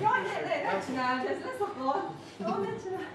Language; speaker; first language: Hungarian; non-native, learner; Korean